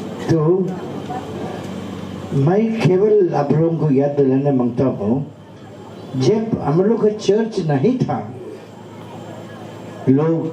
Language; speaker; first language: Hindi; non-native, local second language; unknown